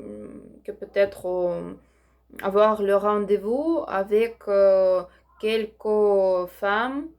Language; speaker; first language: French; non-native, learner; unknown